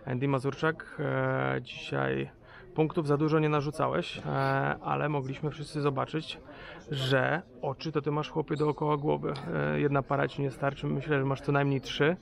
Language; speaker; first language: Polish; native; Polish